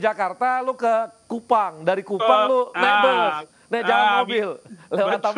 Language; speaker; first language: Indonesian; native; Indonesian